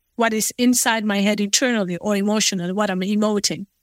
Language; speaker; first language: English; non-native, local second language; Fula